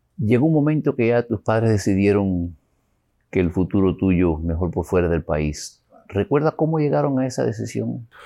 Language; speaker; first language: Spanish; early bilingual, other home language; English